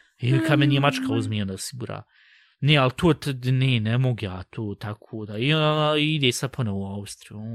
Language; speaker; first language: Bosnian; early bilingual, heritage; Bosnian